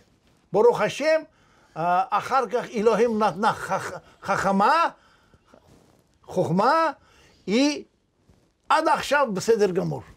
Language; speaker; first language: Hebrew; non-native, learner; Tajik